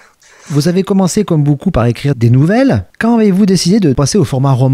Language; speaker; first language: French; native; French